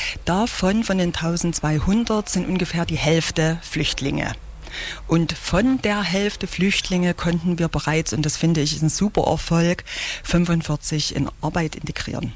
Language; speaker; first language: German; native; German